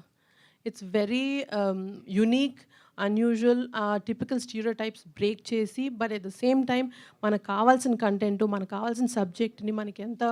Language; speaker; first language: Telugu; native; Telugu